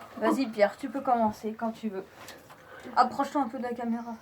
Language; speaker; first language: French; native; French